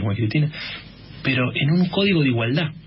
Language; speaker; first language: Spanish; native; Spanish